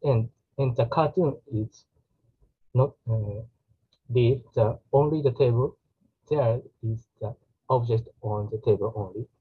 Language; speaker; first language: English; non-native, learner; Japanese